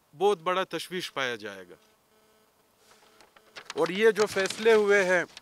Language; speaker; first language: Urdu; non-native, local second language; Pashto